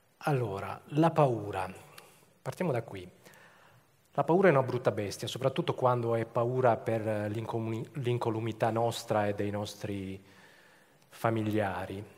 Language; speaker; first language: Italian; native; Italian